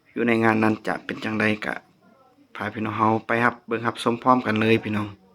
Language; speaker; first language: Lao; non-native, local second language; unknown